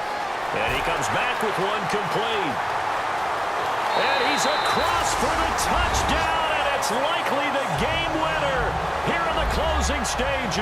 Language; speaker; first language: English; native; English